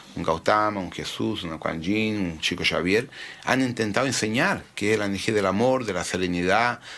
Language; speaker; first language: Spanish; early bilingual, heritage; Spanish